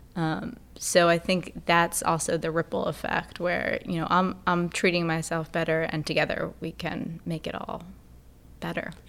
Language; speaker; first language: English; native; English